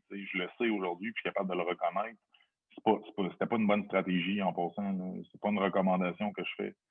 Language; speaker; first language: French; native; French